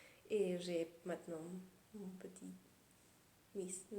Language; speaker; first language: French; early bilingual, heritage; Spanish